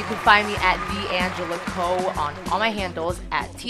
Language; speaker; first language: English; native; English